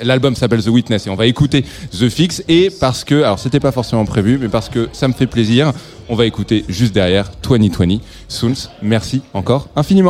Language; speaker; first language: French; native; French